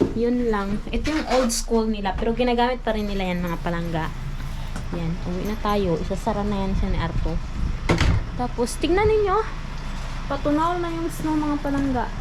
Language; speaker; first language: Filipino; non-native, local second language; Hiligaynon